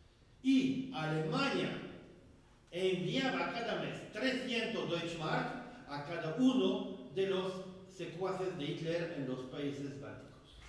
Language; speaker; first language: Spanish; non-native, fluent; French